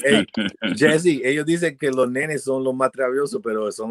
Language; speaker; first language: Spanish; early bilingual, heritage; English